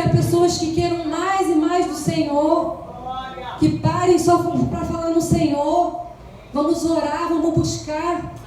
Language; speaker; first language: Portuguese; native; Portuguese